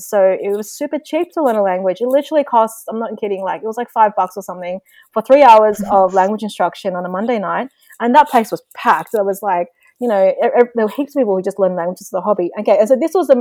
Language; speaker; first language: English; non-native, local second language; Vietnamese